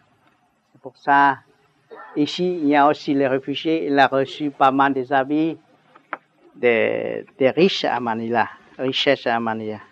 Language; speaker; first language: French; non-native, learner; Vietnamese